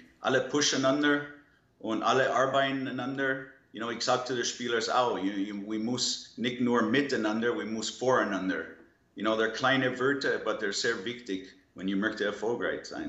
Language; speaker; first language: German; non-native, learner; English